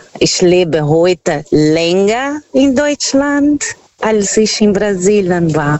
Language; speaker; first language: German; non-native, fluent; Portuguese